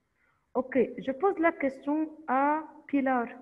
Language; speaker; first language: French; non-native, fluent; Arabic